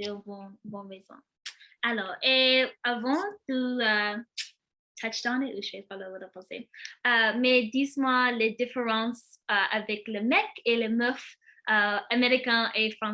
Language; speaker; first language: French; non-native, learner; English